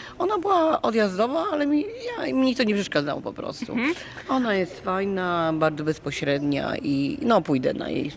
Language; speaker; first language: Polish; native; Polish